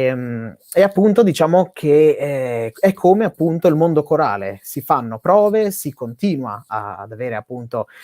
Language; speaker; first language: Italian; native; Italian